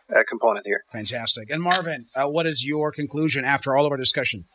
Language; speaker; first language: English; non-native, fluent; German